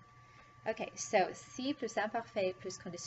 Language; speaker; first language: French; non-native, fluent; English